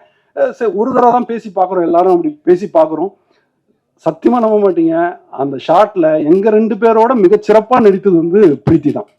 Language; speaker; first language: Tamil; native; Tamil